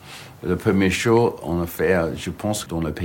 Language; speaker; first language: French; non-native, learner; English